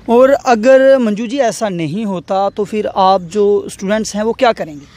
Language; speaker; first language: Hindi; non-native, local second language; Kashmiri